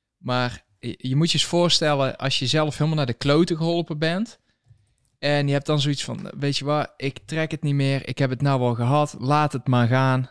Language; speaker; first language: Dutch; native; Dutch